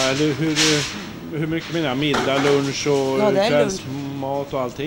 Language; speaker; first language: Swedish; native; Swedish